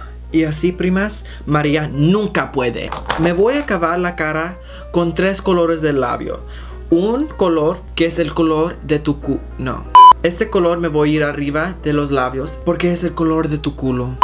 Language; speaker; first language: Spanish; early bilingual, heritage; Spanish